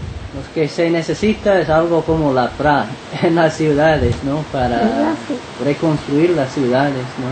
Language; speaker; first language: Spanish; non-native, fluent; English